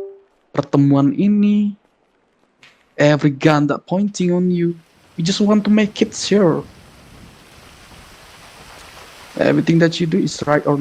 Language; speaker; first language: English; non-native, learner; Indonesian